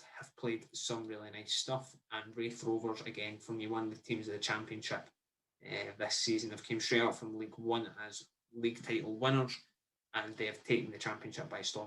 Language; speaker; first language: English; native; English